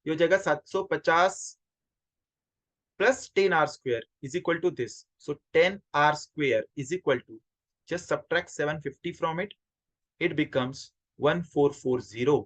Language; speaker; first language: English; non-native, local second language; Hindi